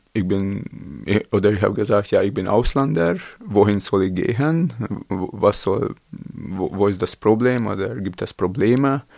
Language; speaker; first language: German; non-native, learner; Latvian